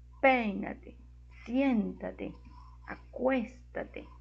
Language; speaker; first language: Spanish; non-native, fluent; Portuguese